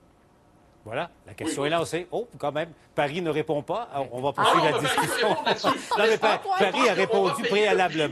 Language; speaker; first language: French; native; French